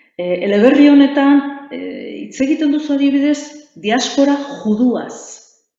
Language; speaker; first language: Basque; native; Basque